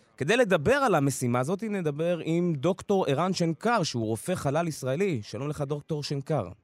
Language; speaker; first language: Hebrew; early bilingual, other home language; Russian